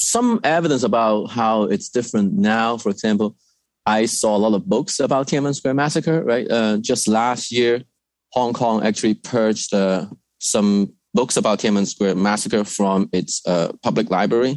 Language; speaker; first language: English; non-native, fluent; Cantonese